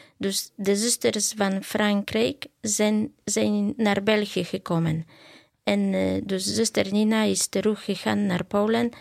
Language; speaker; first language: Dutch; non-native, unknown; Polish